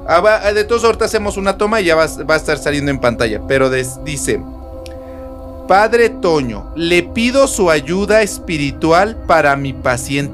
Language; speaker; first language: Spanish; native; Spanish